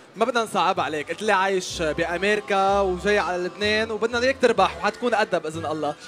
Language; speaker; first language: Arabic; native; Arabic